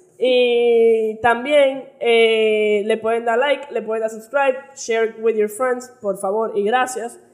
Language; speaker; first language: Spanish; early bilingual, heritage; Spanish